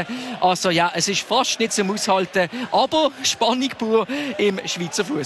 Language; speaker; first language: German; native; German